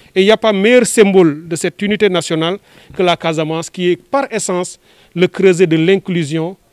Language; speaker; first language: French; non-native, local second language; Wolof